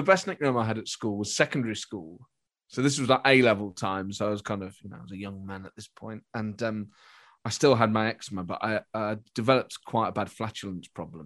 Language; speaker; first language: English; native; English